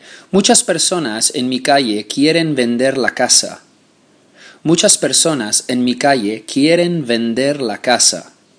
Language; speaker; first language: Spanish; non-native, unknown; English